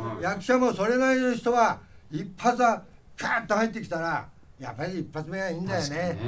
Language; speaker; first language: Japanese; native; Japanese